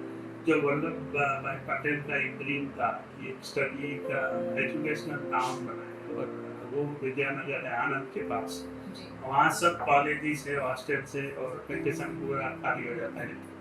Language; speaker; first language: Hindi; non-native, local second language; Gujarati